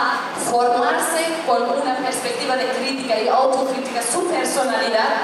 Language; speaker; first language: Spanish; non-native, fluent; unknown